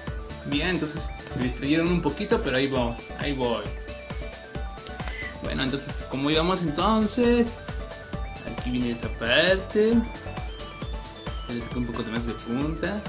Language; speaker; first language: Spanish; native; Spanish